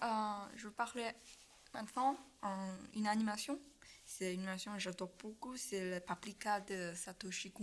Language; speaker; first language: French; non-native, learner; Chinese